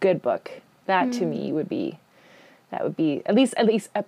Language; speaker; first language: English; native; English